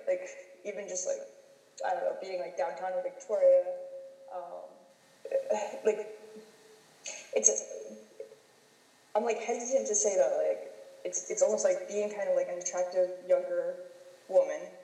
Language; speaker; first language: English; native; English